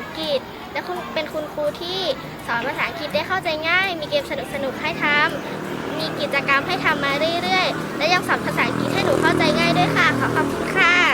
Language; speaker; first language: Thai; native; Thai